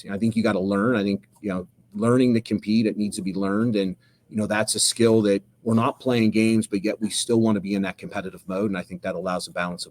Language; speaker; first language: English; native; English